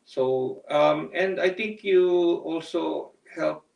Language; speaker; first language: English; non-native, local second language; Filipino